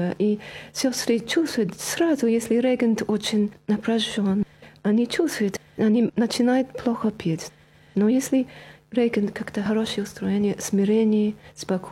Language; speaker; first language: Russian; non-native, fluent; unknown